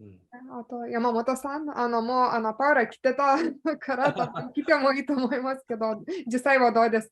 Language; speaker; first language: Japanese; non-native, fluent; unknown